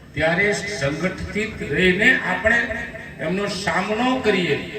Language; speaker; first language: Gujarati; non-native, local second language; Rathawi